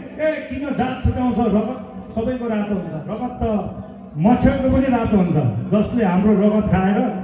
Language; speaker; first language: Nepali; non-native, local second language; Eastern Tamang